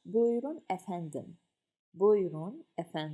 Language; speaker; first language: Turkish; non-native, fluent; Arabic